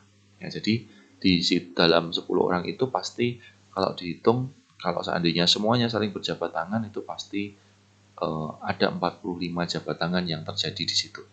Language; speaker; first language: Indonesian; native; Indonesian